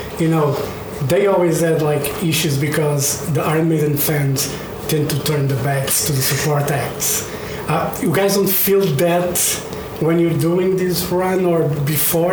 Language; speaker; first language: English; non-native, fluent; Portuguese